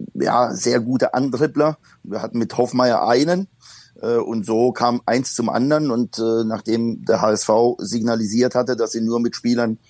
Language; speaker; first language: German; early bilingual, other home language; Polish